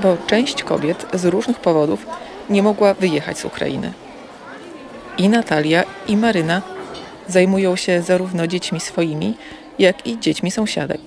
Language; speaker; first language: Polish; native; Polish